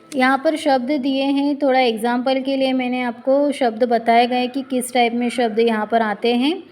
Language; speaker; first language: Hindi; non-native, local second language; Marathi